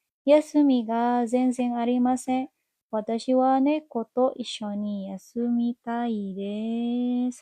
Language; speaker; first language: Japanese; non-native, learner; Indonesian